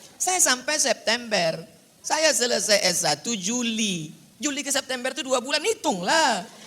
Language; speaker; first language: Indonesian; native; Indonesian